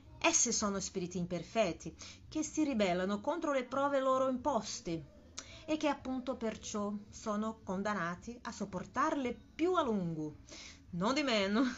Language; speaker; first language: Italian; non-native, learner; Portuguese